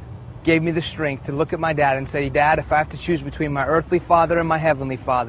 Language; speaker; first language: English; early bilingual, other home language; Persian